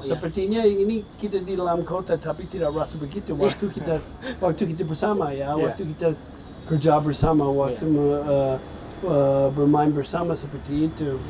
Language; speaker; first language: Indonesian; non-native, fluent; English